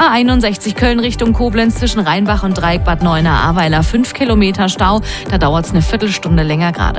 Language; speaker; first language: German; native; German